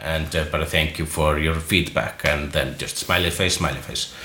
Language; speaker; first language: English; non-native, fluent; Icelandic